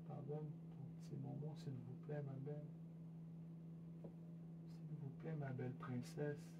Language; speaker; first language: French; non-native, learner; English